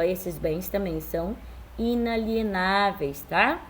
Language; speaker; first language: Portuguese; native; Portuguese